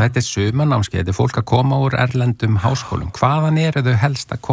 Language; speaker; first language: Icelandic; native; Icelandic